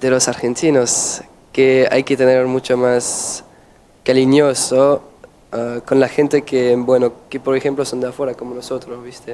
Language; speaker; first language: Spanish; non-native, learner; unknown